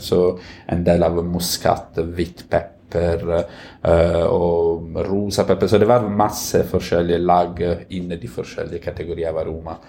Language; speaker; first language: Norwegian; non-native, fluent; Italian